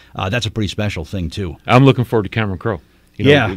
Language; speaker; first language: English; native; English